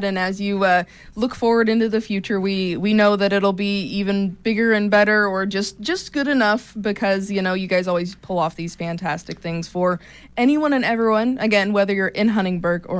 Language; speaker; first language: English; native; English